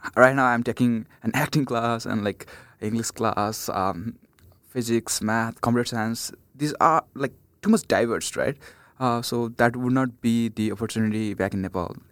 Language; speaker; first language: English; non-native, local second language; Nepali